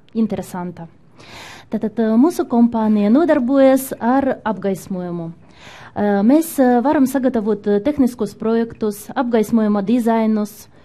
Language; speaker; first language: Latvian; non-native, local second language; Russian